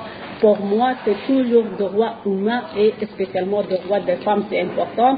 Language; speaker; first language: French; non-native, learner; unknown